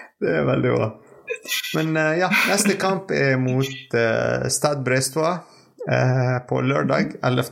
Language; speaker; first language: Norwegian; non-native, fluent; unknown